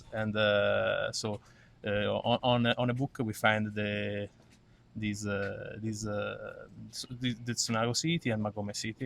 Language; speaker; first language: English; non-native, learner; Italian